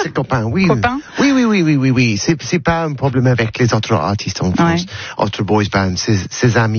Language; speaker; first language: French; non-native, learner; English